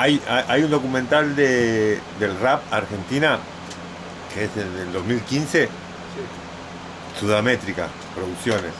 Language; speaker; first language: Spanish; native; Spanish